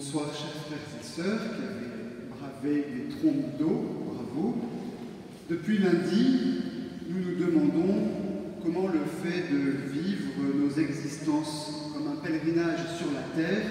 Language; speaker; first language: French; native; French